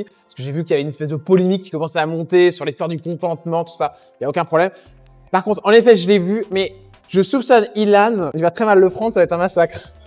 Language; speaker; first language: French; native; French